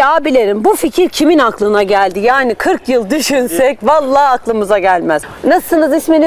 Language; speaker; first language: Turkish; native; Turkish